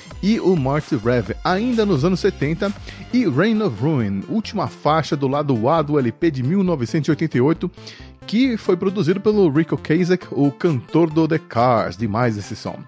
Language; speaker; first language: Portuguese; native; Portuguese